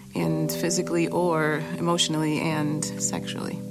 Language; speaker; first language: English; native; English